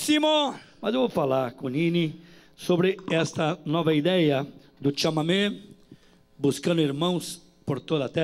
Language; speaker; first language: Portuguese; native; Portuguese